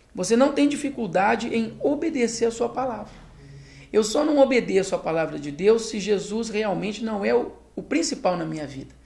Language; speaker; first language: Portuguese; native; Portuguese